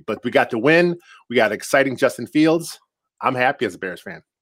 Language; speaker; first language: English; native; English